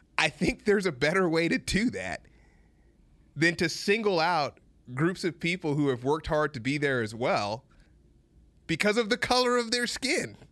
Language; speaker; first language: English; native; English